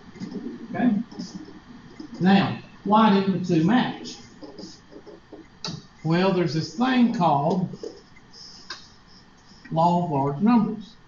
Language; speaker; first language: English; native; English